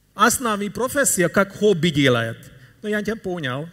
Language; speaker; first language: Russian; non-native, learner; Hungarian